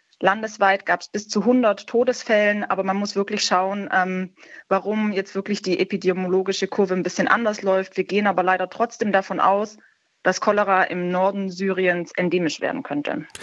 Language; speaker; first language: German; native; German